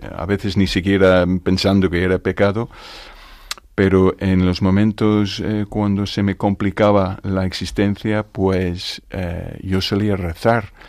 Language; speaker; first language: Spanish; non-native, fluent; English